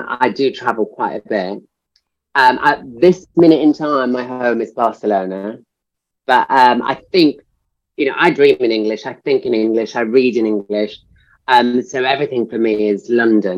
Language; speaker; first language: English; native; English